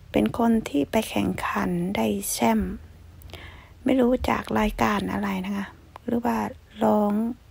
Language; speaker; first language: Thai; native; Thai